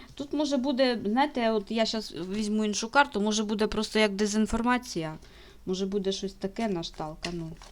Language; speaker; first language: Ukrainian; non-native, local second language; Russian